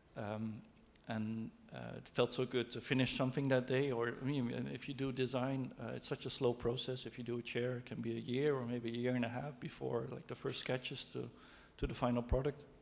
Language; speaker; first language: English; non-native, fluent; Dutch